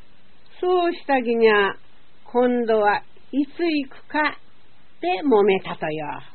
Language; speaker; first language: Japanese; native; Japanese